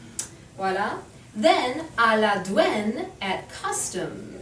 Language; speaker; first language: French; non-native, fluent; English